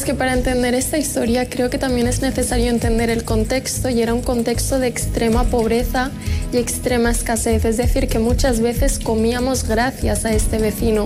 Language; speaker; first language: Spanish; early bilingual, other home language; Arabic